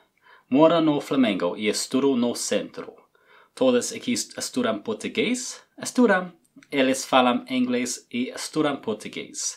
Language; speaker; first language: Portuguese; non-native, learner; English